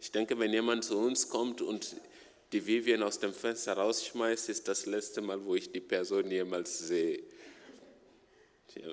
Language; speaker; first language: German; non-native, fluent; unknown